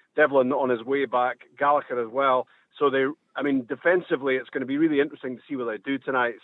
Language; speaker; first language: English; native; English